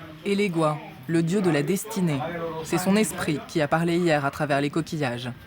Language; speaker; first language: French; native; French